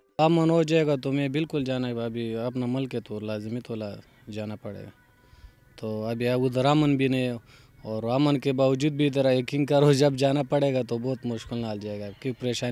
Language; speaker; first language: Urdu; non-native, learner; Pashto